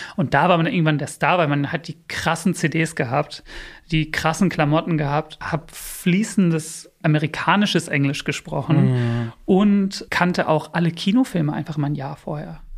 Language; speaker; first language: German; early bilingual, other home language; English